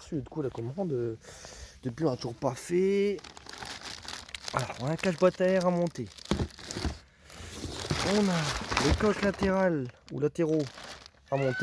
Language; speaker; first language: French; native; French